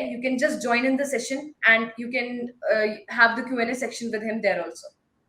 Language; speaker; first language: English; non-native, local second language; Hindi